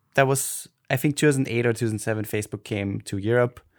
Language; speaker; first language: English; non-native, fluent; German